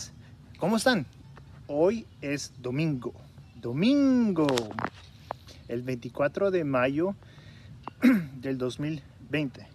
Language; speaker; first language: Spanish; early bilingual, heritage; Spanish